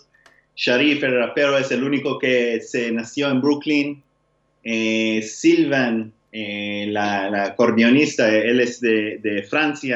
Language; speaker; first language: Spanish; non-native, learner; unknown